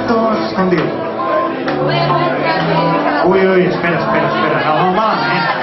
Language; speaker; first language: Catalan; native; Catalan